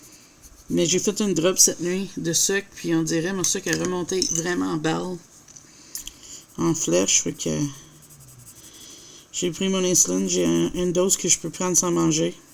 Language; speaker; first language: French; native; French